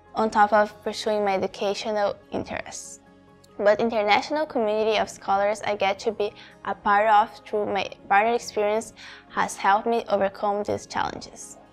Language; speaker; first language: English; non-native, fluent; Portuguese